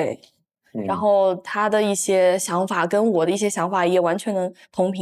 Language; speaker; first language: Chinese; non-native, local second language; Tibetan